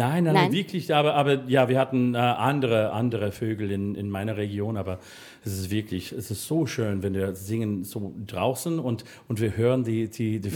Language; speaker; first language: German; non-native, learner; English